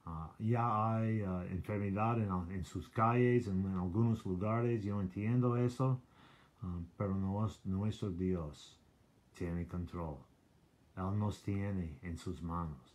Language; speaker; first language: Spanish; non-native, learner; English